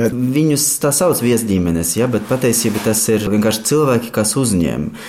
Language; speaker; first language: Latvian; non-native, fluent; Russian